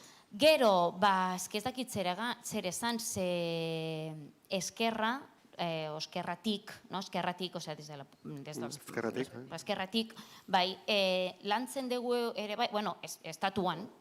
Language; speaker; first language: Basque; non-native, local second language; Catalan